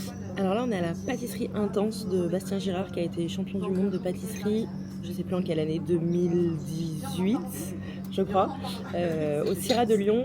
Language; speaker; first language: French; native; French